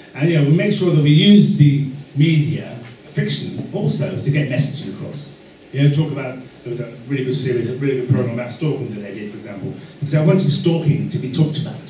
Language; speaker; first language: English; native; English